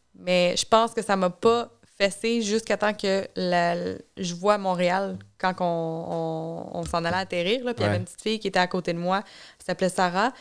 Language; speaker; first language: French; native; French